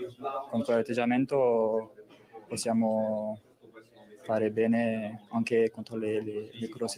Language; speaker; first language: Italian; non-native, fluent; French